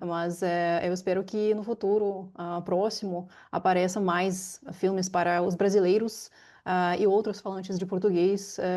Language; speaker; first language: Portuguese; non-native, fluent; Ukrainian